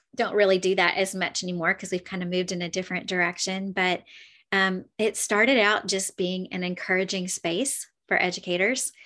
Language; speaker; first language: English; native; English